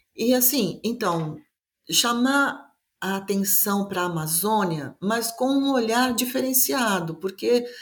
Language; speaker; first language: Portuguese; native; Portuguese